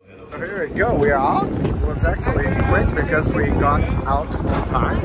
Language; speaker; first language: English; non-native, fluent; Portuguese